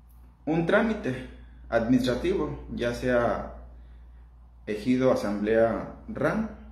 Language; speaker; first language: Spanish; native; Spanish